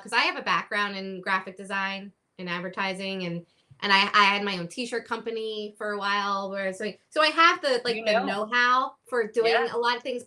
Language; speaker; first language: English; native; English